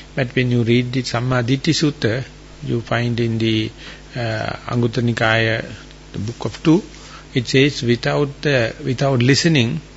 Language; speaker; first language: English; non-native, local second language; Sinhala